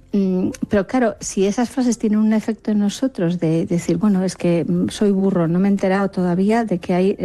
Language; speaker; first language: Spanish; native; Spanish